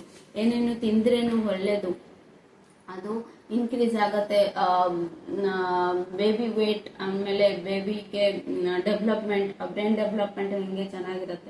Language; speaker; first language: Kannada; non-native, local second language; Odia